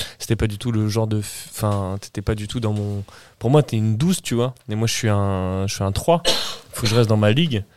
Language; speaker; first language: French; early bilingual, other home language; Portuguese